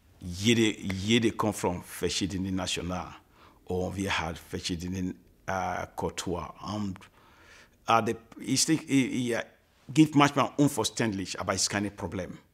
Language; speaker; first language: German; non-native, learner; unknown